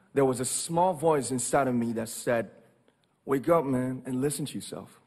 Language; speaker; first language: English; non-native, fluent; Korean